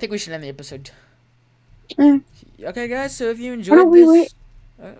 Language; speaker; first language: English; native; English